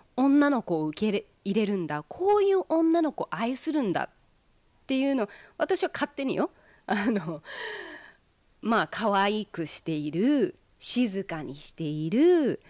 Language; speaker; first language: Japanese; early bilingual, heritage; Japanese